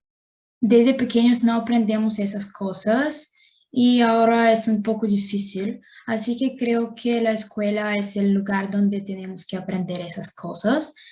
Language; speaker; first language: Spanish; non-native, fluent; Bulgarian